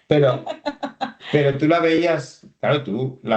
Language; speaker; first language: Spanish; native; Spanish